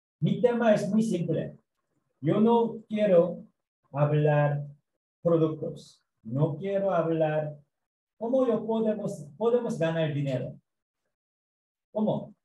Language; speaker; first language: Spanish; non-native, learner; Korean